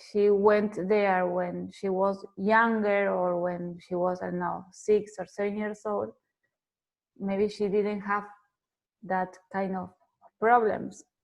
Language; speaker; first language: English; non-native, fluent; Spanish